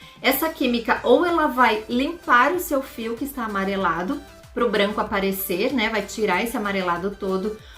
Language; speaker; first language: Portuguese; native; Portuguese